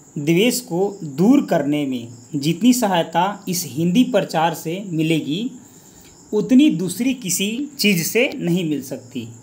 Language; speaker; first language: Hindi; native; Hindi